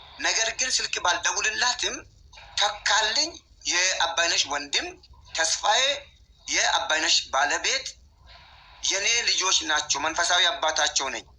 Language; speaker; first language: Amharic; non-native, local second language; Oromo